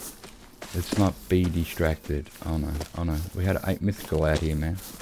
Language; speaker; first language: English; native; English